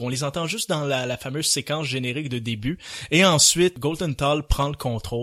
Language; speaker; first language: French; native; French